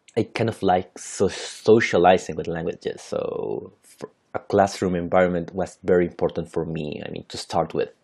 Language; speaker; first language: English; non-native, fluent; Spanish